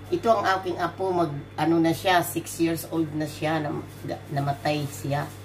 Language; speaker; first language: Filipino; non-native, local second language; Cebuano